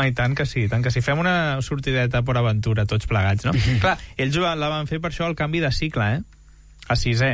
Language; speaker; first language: Catalan; native; Catalan